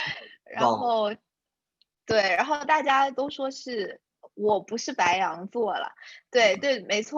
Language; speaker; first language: Chinese; native; Chinese